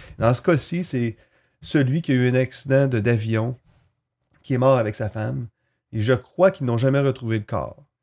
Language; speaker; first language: French; native; French